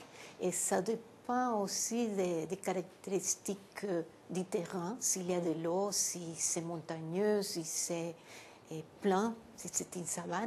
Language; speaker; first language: French; non-native, fluent; Spanish